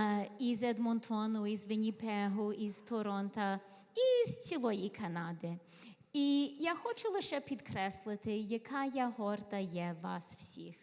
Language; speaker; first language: Ukrainian; early bilingual, heritage; Ukrainian